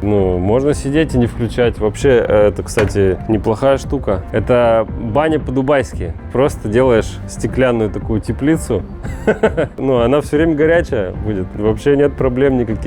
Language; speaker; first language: Russian; native; Russian